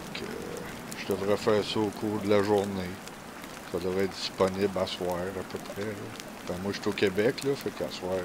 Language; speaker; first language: French; native; French